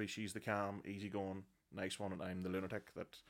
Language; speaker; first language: English; native; English